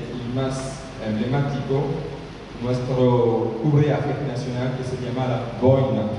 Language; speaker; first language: Spanish; non-native, learner; French